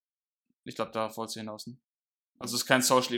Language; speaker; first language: German; native; German